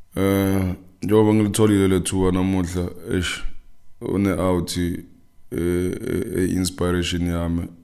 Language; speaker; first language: Zulu; non-native, local second language; Northern Sotho